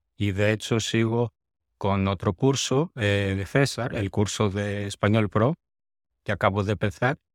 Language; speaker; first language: Spanish; non-native, fluent; Greek